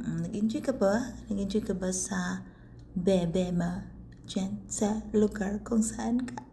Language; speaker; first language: Filipino; non-native, local second language; Cebuano